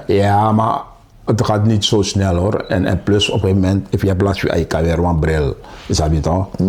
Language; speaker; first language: Dutch; native; Dutch